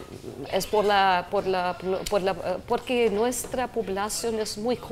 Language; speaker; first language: Spanish; non-native, fluent; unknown